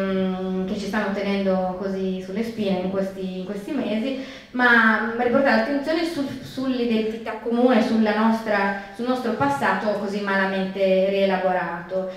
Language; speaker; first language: Italian; native; Italian